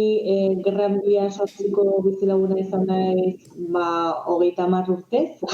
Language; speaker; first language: Basque; non-native, local second language; Spanish